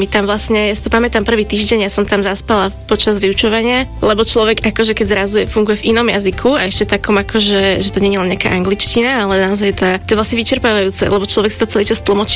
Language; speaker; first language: Slovak; native; Slovak